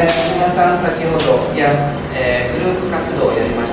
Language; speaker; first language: Japanese; non-native, fluent; Indonesian